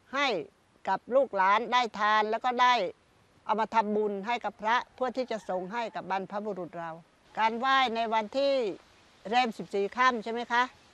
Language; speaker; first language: Thai; non-native, local second language; Khmer